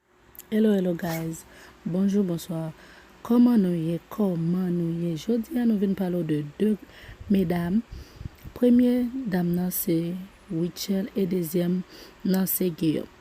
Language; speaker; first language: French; non-native, local second language; Haitian Creole